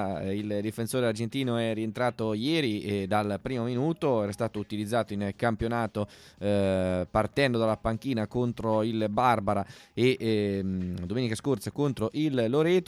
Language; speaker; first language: Italian; native; Italian